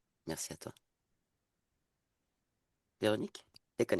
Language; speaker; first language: French; native; French